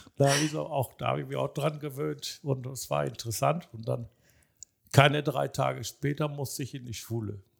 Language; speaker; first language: German; early bilingual, other home language; Turkish